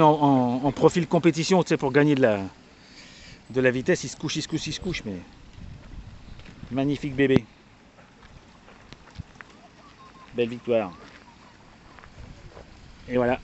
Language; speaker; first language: French; native; French